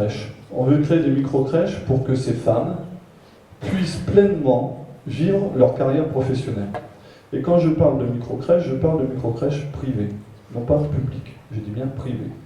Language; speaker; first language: French; native; French